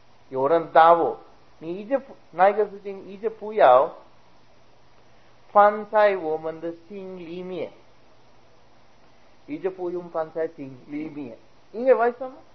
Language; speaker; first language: Chinese; non-native, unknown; Sinhala